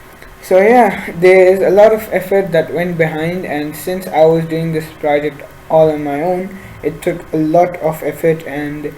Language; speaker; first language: English; non-native, local second language; Urdu